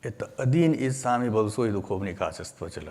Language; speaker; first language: Russian; non-native, learner; Hindi